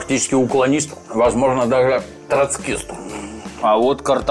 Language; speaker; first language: Russian; native; Russian